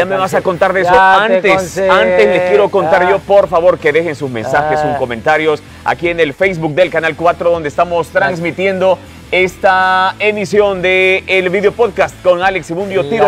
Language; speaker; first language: Spanish; native; Spanish